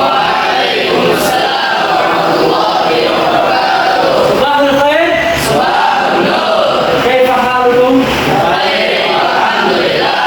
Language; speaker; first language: Arabic; non-native, fluent; Indonesian